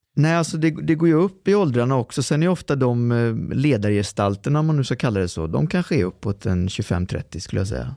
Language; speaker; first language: Swedish; early bilingual, other home language; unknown